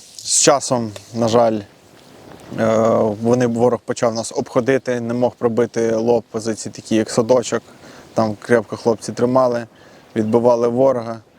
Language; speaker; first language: Ukrainian; non-native, local second language; Russian